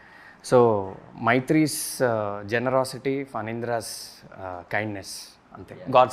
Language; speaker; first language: Telugu; native; Telugu